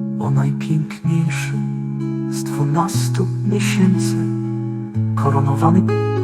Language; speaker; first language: Polish; native; Polish